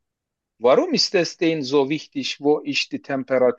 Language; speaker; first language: German; non-native, learner; Turkish